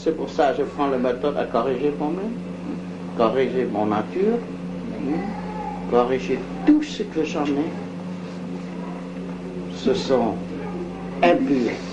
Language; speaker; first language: French; non-native, local second language; Vietnamese